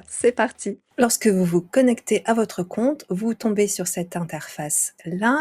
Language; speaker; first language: French; native; French